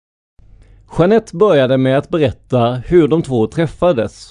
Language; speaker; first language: Swedish; native; Swedish